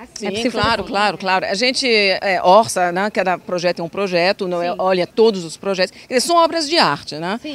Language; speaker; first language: Portuguese; non-native, fluent; French